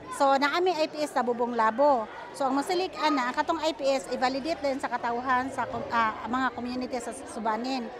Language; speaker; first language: Cebuano; non-native, local second language; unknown